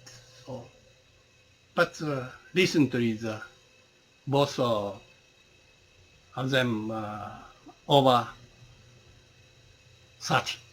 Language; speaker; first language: English; non-native, learner; Japanese